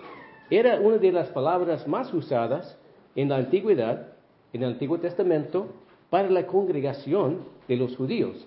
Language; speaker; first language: Spanish; non-native, fluent; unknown